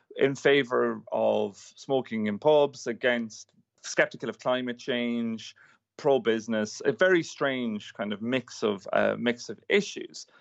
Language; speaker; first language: English; native; English